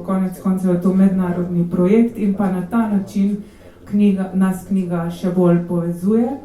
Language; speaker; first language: Slovenian; native; Slovenian